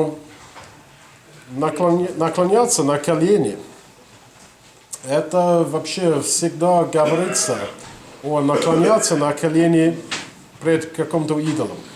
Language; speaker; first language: Russian; non-native, fluent; English